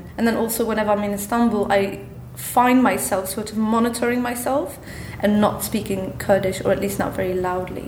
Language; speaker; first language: English; non-native, fluent; Kurdish